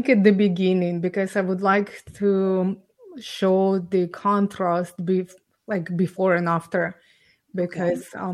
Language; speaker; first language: English; non-native, fluent; Ukrainian